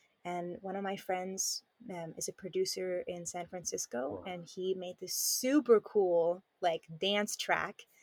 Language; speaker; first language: English; native; English